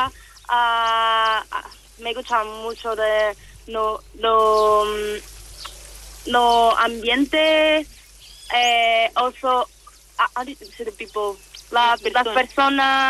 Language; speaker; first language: Spanish; non-native, learner; Portuguese